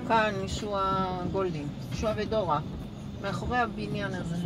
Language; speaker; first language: Hebrew; native; Hebrew